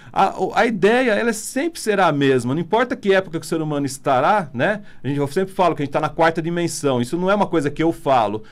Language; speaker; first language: Portuguese; non-native, fluent; Italian